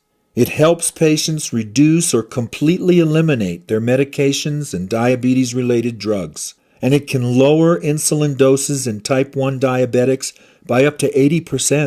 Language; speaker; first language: English; native; English